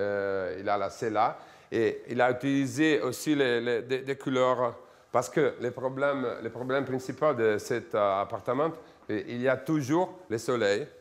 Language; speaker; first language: French; non-native, fluent; Italian